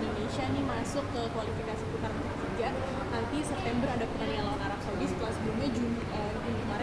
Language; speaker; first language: Indonesian; native; Indonesian